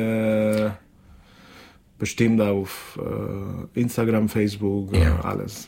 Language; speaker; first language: German; non-native, fluent; Spanish